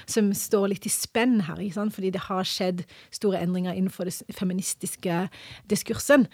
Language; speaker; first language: Norwegian; early bilingual, other home language; English